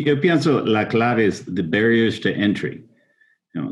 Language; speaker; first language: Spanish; non-native, fluent; English